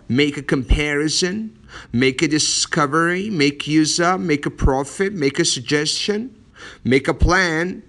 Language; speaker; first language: English; non-native, fluent; Persian